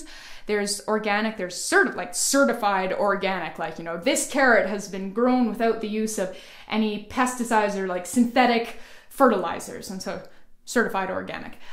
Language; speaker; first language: English; native; English